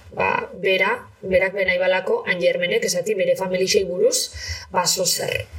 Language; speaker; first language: Basque; native; Basque